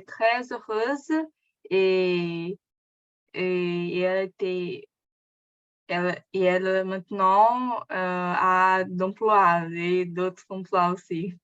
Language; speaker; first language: French; non-native, learner; Portuguese